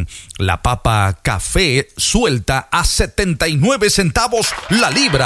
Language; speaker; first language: Spanish; native; Spanish